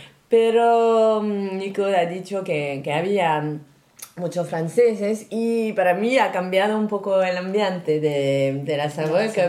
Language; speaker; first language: Spanish; non-native, learner; French